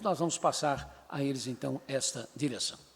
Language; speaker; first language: Portuguese; native; Portuguese